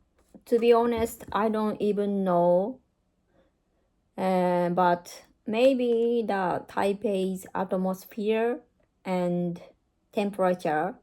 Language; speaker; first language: English; non-native, learner; Japanese